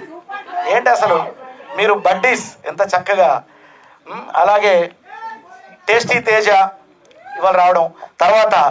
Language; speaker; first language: Telugu; native; Telugu